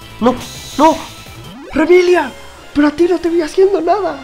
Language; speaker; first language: Spanish; native; Spanish